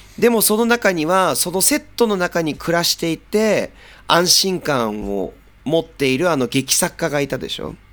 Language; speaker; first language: Japanese; native; Japanese